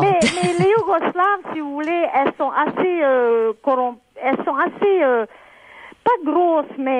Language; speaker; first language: French; non-native, fluent; Serbian